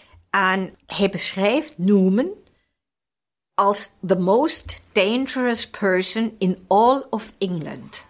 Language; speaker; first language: Dutch; non-native, fluent; German